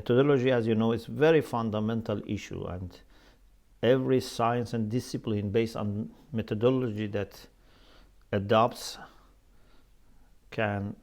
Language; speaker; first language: English; non-native, fluent; Persian